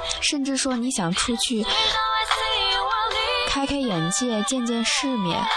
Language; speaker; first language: Chinese; native; Chinese